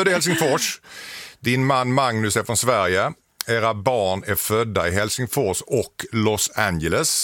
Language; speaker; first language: Swedish; native; Swedish